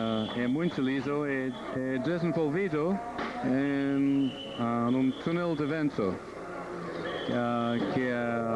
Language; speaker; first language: Portuguese; non-native, learner; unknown